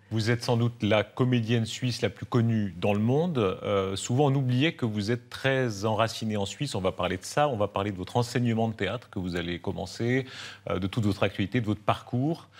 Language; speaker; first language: French; native; French